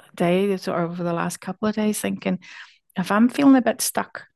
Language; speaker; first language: English; native; English